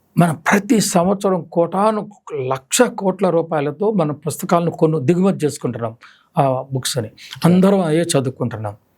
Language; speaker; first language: Telugu; native; Telugu